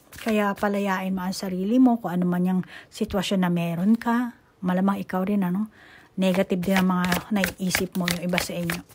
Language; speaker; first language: Filipino; native; Filipino